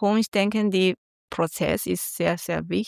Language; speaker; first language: German; non-native, learner; Chinese